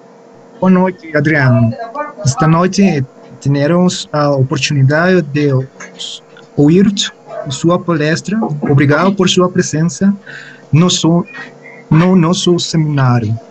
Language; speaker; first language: Portuguese; non-native, learner; Spanish